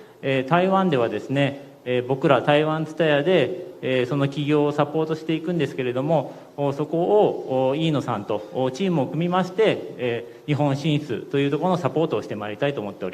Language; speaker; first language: Japanese; native; Japanese